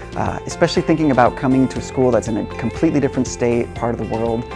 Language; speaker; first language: English; native; English